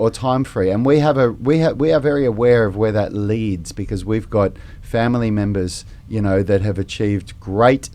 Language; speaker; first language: English; native; English